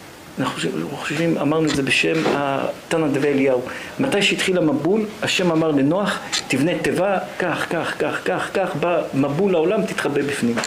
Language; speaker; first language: Hebrew; native; Hebrew